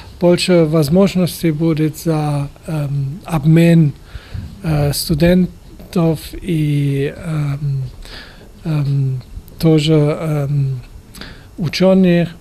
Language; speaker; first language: Russian; non-native, fluent; German